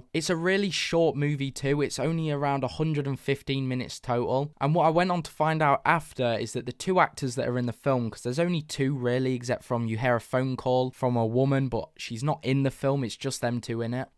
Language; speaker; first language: English; native; English